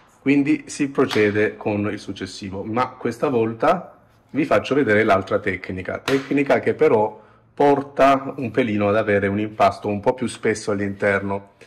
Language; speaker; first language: Italian; native; Italian